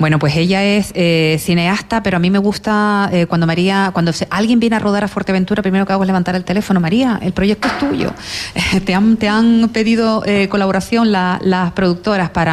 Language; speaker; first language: Spanish; native; Spanish